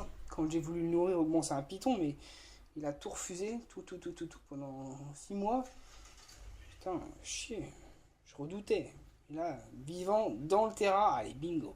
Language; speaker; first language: French; native; French